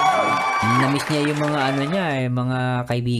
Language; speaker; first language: Filipino; native; Filipino